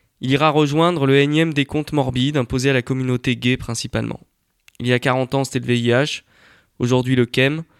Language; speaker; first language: French; native; French